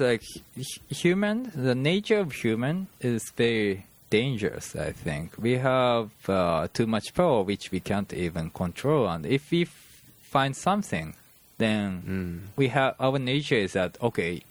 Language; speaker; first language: English; non-native, fluent; Japanese